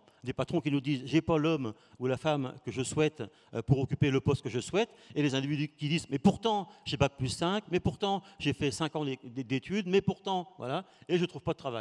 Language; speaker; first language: French; native; French